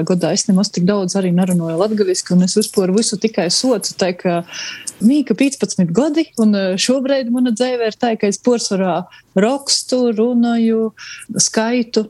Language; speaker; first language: Latvian; native; Latvian